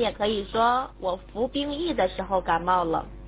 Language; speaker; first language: Chinese; native; Chinese